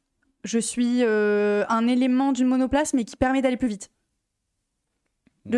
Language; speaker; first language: French; native; French